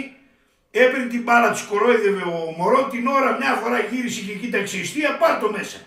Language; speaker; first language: Greek; native; Greek